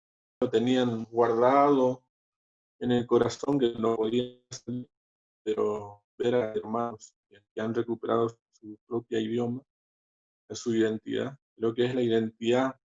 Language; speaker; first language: Spanish; non-native, local second language; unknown